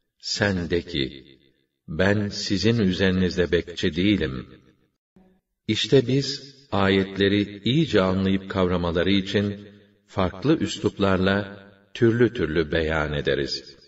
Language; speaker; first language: Turkish; native; Turkish